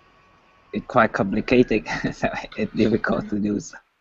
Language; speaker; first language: English; non-native, learner; Vietnamese